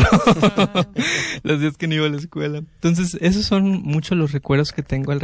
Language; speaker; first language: Spanish; native; Spanish